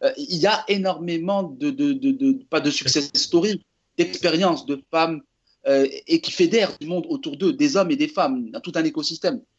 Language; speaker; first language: French; non-native, local second language; Arabic